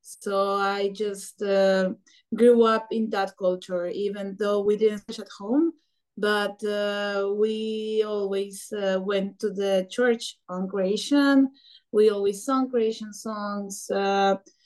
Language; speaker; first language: English; non-native, fluent; Spanish